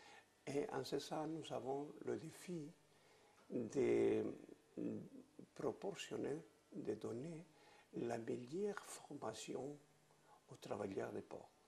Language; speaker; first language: French; non-native, fluent; Spanish